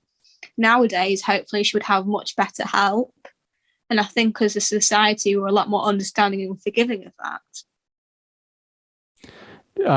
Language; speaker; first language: English; native; English